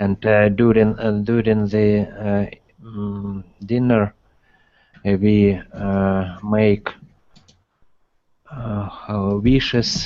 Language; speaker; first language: English; non-native, learner; Russian